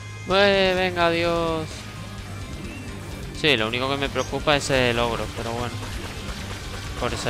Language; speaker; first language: Spanish; native; Spanish